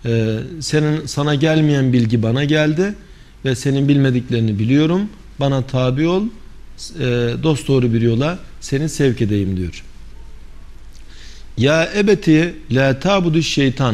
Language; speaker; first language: Turkish; native; Turkish